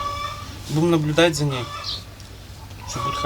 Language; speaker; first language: Russian; native; Russian